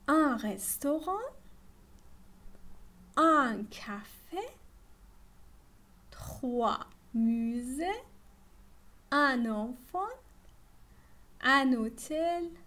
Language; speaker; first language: French; non-native, fluent; Persian